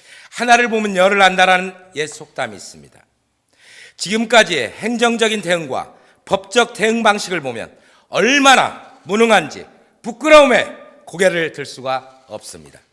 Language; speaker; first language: Korean; native; Korean